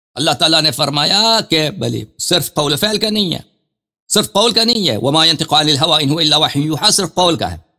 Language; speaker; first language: Urdu; non-native, fluent; Persian